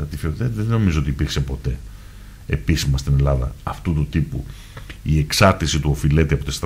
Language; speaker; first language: Greek; native; Greek